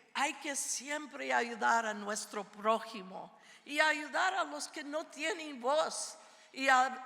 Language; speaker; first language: Spanish; early bilingual, heritage; Spanish